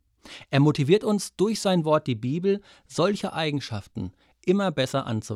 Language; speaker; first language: German; native; German